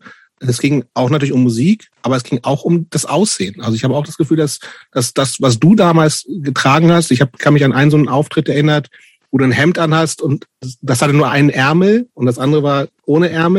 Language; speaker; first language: German; native; German